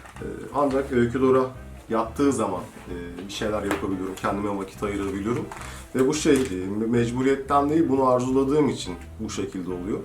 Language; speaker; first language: Turkish; native; Turkish